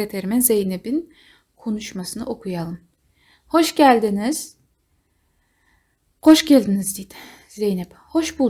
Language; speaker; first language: Turkish; non-native, fluent; Kazakh